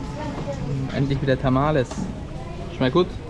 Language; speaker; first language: German; native; German